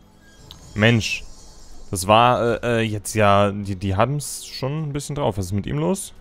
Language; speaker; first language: German; native; German